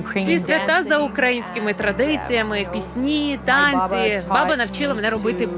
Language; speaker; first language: Ukrainian; non-native, fluent; English